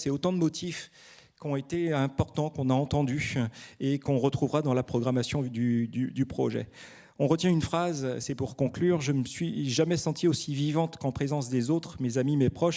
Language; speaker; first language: French; native; French